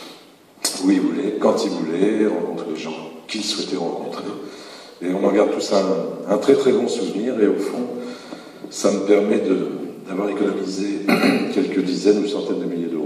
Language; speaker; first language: French; native; French